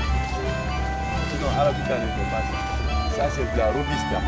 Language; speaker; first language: French; non-native, local second language; Fula